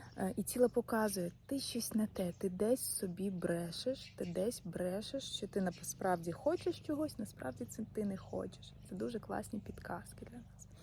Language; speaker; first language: Ukrainian; non-native, local second language; Russian